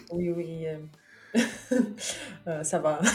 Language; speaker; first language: French; non-native, learner; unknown